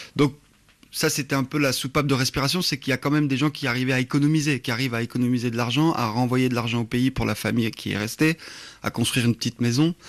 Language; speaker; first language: French; native; French